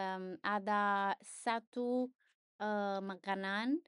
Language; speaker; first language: Indonesian; non-native, learner; Italian